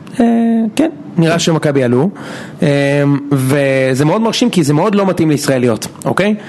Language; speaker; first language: Hebrew; native; Hebrew